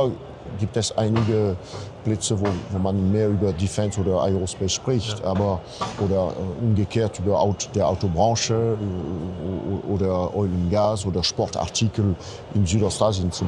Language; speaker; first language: German; non-native, fluent; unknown